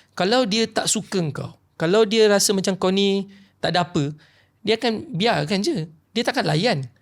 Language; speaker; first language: Malay; non-native, local second language; Tamil